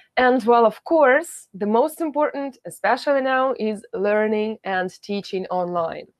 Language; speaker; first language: English; non-native, fluent; Ukrainian